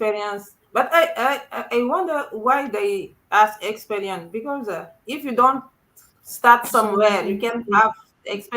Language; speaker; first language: English; non-native, learner; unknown